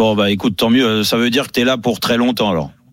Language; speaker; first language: French; native; French